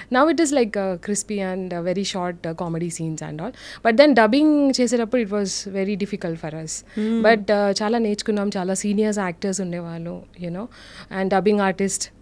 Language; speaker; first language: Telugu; non-native, local second language; Urdu